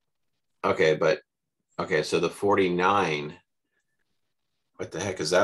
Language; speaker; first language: English; native; English